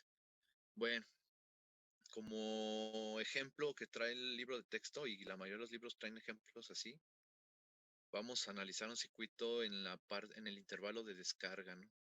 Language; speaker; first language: Spanish; native; Spanish